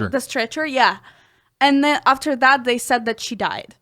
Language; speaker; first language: English; non-native, fluent; Ukrainian